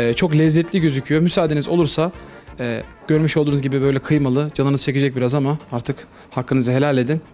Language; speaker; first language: Turkish; native; Turkish